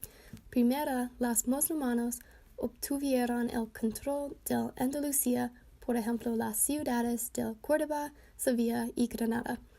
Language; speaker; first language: Spanish; non-native, learner; English